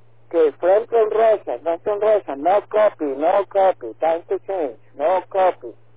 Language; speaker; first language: Spanish; native; Spanish